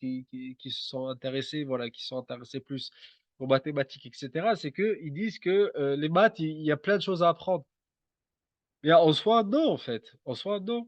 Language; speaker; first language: French; native; French